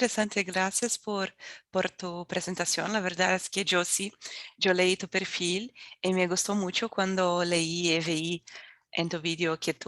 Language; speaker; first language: Spanish; non-native, fluent; Portuguese